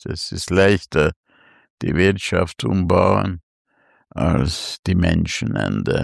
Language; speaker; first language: German; non-native, fluent; Hungarian